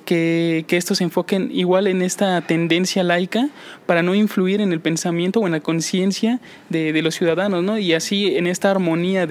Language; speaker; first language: Spanish; native; Spanish